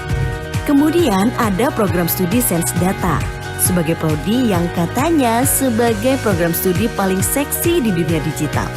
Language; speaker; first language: Indonesian; native; Indonesian